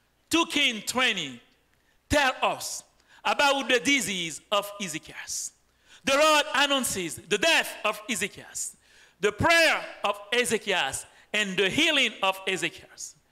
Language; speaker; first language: English; non-native, fluent; Haitian Creole